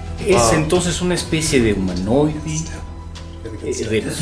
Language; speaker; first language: Spanish; native; Spanish